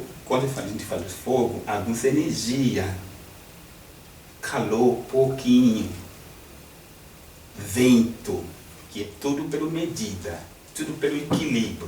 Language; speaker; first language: Portuguese; non-native, fluent; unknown